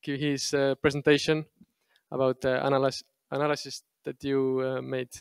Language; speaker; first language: English; non-native, fluent; Estonian